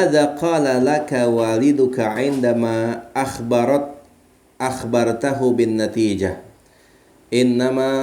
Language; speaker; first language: Arabic; non-native, fluent; Indonesian